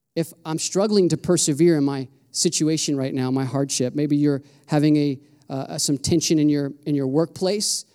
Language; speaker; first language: English; native; English